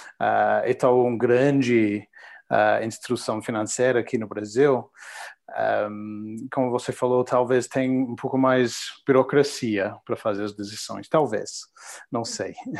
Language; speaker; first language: Portuguese; non-native, learner; English